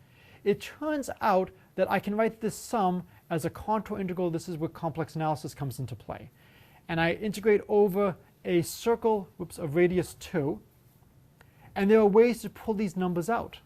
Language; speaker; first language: English; native; English